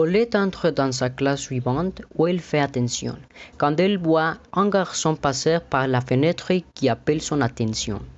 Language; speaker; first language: French; non-native, learner; Spanish